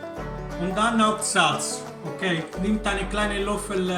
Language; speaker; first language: German; non-native, learner; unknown